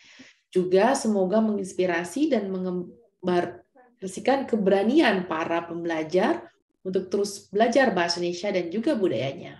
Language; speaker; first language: Indonesian; native; Indonesian